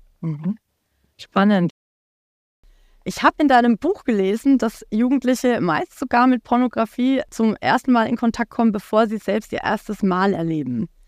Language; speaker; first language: German; native; German